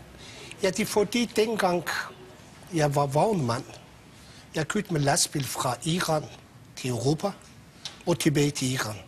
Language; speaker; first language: Danish; non-native, local second language; Persian